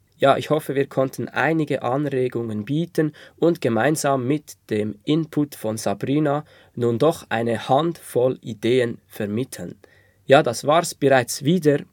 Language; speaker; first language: German; native; German